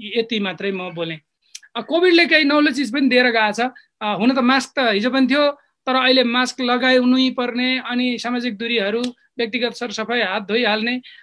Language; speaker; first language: Nepali; non-native, local second language; Eastern Tamang